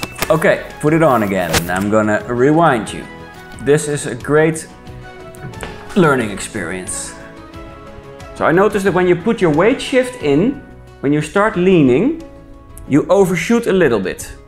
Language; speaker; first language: English; non-native, fluent; Dutch